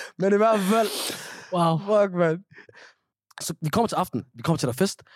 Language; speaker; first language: Danish; early bilingual, other home language; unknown